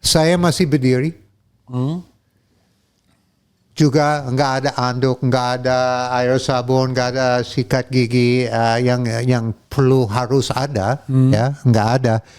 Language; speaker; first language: Indonesian; non-native, fluent; English